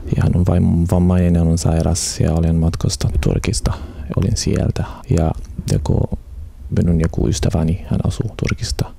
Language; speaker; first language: Finnish; non-native, learner; Arabic